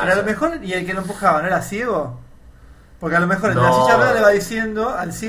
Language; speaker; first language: Spanish; native; Spanish